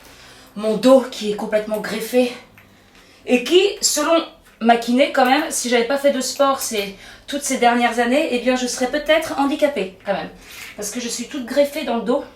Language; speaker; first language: French; native; French